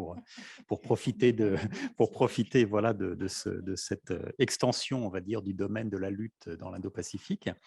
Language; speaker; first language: French; native; French